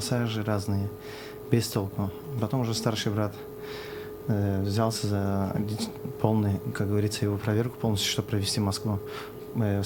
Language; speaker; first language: Russian; non-native, local second language; Azerbaijani